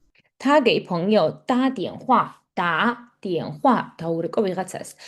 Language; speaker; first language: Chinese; non-native, fluent; Georgian